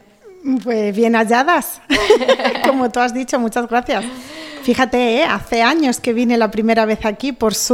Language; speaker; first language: Spanish; native; Spanish